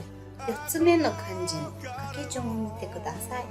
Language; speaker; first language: Japanese; non-native, fluent; Mongolian